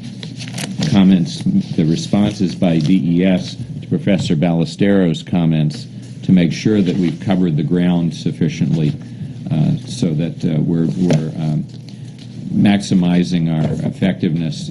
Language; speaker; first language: English; native; English